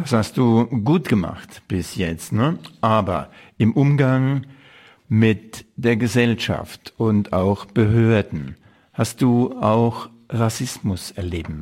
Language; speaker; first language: German; native; German